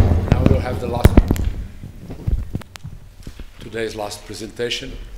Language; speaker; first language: English; non-native, fluent; Portuguese